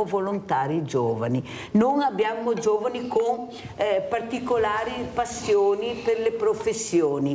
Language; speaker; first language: Italian; native; Italian